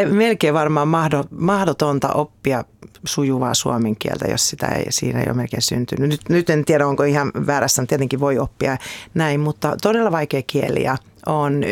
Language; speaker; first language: Finnish; early bilingual, heritage; Finnish